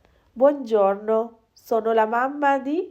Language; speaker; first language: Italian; non-native, fluent; Urdu